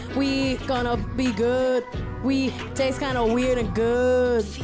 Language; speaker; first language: English; native; English